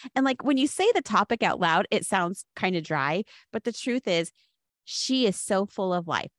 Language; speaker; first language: English; native; English